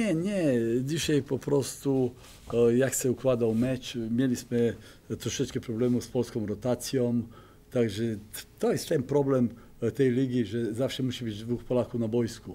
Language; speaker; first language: Polish; non-native, fluent; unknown